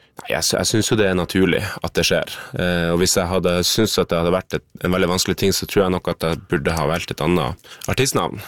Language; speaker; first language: Norwegian; native; Norwegian